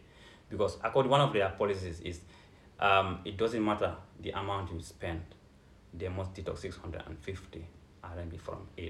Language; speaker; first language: English; non-native, local second language; Fula